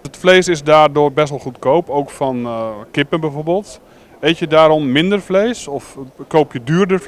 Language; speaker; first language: Dutch; native; Dutch